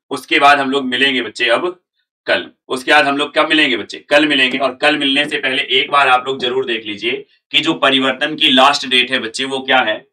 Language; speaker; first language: Hindi; native; Hindi